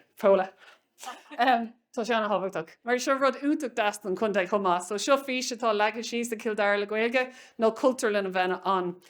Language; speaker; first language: Irish; non-native, local second language; English